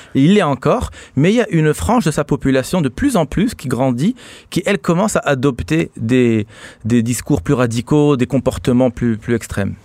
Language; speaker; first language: French; non-native, local second language; Arabic